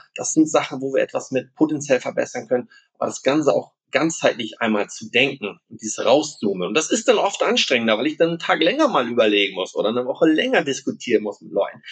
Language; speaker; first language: German; non-native, local second language; Low German